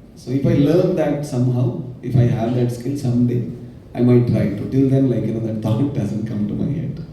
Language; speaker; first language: English; non-native, local second language; Malayalam